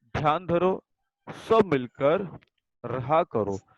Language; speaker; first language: Hindi; non-native, local second language; Marathi